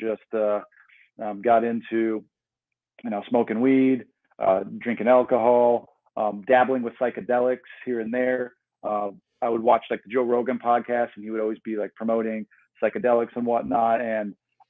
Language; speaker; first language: English; native; English